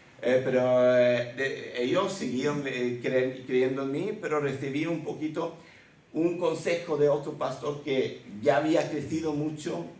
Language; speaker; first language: Spanish; early bilingual, other home language; Swedish